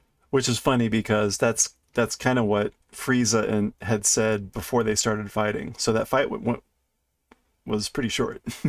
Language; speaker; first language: English; native; English